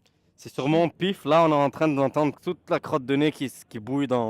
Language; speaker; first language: French; native; French